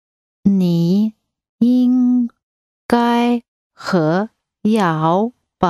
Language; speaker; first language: Chinese; non-native, learner; English